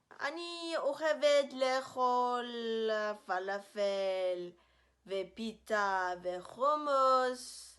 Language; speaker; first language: Hebrew; non-native, learner; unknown